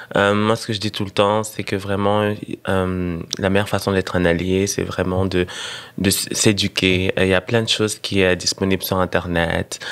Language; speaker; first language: French; non-native, local second language; Rundi